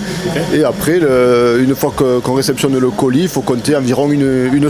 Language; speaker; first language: French; native; French